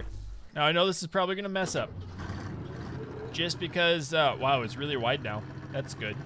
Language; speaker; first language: English; native; English